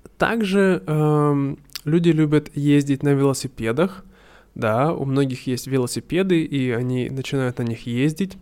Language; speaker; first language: Russian; native; Russian